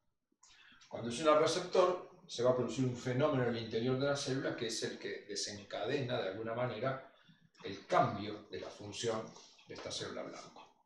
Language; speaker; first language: Spanish; native; Spanish